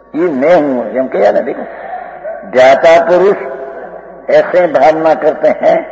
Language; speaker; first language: Hindi; non-native, local second language; Gujarati